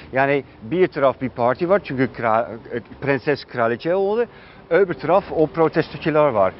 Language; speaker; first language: Turkish; non-native, fluent; Dutch